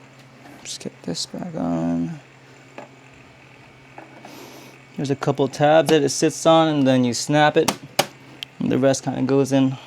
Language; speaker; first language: English; native; English